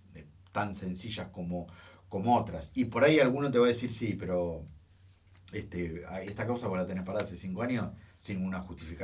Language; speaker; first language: Spanish; native; Spanish